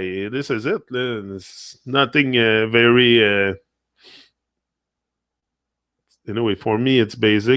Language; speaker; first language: English; non-native, fluent; French